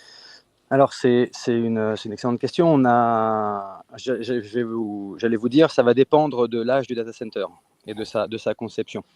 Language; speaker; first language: French; native; French